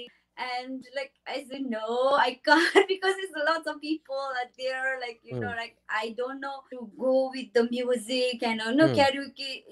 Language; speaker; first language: English; non-native, learner; Tibetan